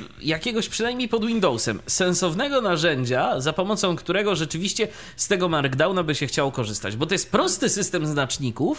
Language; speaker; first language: Polish; native; Polish